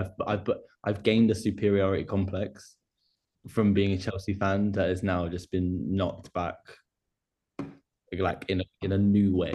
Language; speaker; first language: English; native; English